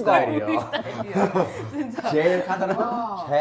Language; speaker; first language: Korean; non-native, fluent; English